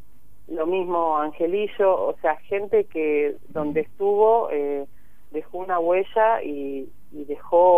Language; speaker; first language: Spanish; native; Spanish